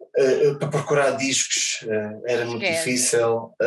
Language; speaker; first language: Portuguese; early bilingual, other home language; English